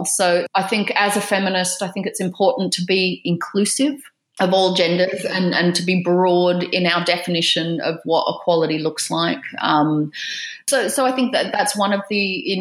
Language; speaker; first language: English; native; English